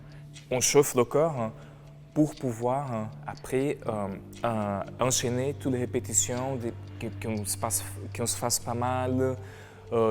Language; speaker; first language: French; non-native, fluent; Portuguese